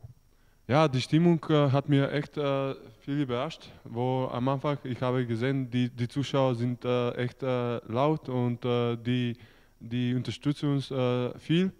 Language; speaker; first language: German; non-native, learner; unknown